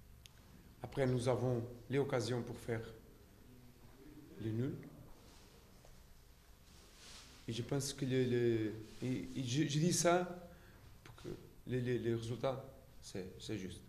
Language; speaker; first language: French; non-native, learner; Portuguese